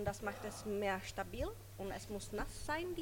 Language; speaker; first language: German; non-native, learner; Czech